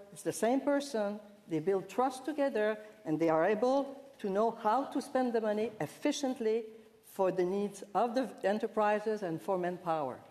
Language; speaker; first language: English; non-native, fluent; French